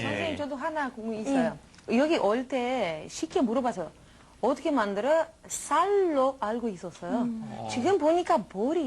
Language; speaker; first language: Korean; non-native, learner; Romanian